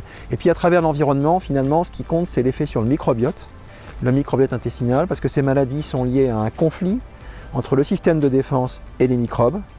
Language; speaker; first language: French; native; French